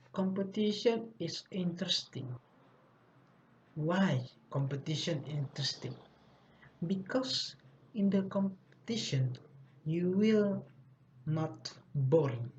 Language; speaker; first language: English; non-native, learner; Indonesian